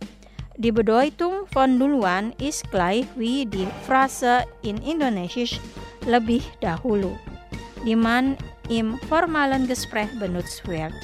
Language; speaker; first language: German; non-native, fluent; Indonesian